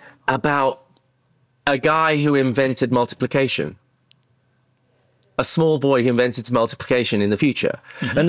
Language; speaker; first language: English; non-native, local second language; Akan